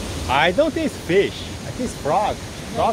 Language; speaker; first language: English; non-native, fluent; Portuguese